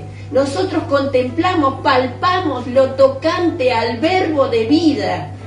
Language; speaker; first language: Spanish; native; Spanish